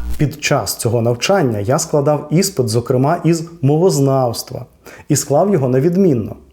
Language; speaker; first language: Ukrainian; non-native, local second language; Russian